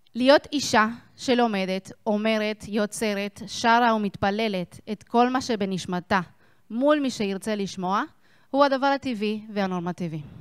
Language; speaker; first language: Hebrew; non-native, fluent; Spanish